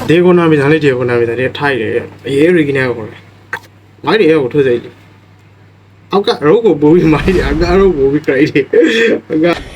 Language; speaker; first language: Burmese; native; Burmese